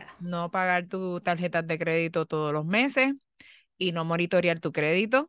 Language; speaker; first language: Spanish; early bilingual, heritage; Spanish